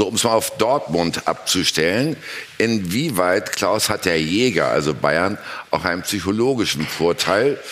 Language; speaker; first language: German; native; German